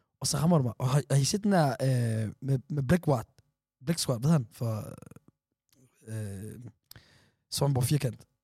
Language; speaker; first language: Danish; early bilingual, other home language; Somali